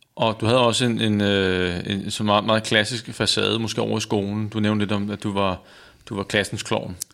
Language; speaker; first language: Danish; native; Danish